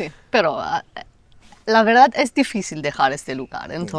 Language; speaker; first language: Spanish; non-native, fluent; Italian